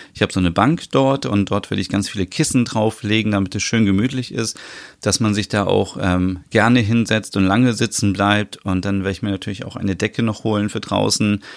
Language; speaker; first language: German; native; German